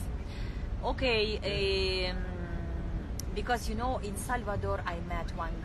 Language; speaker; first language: English; non-native, learner; Russian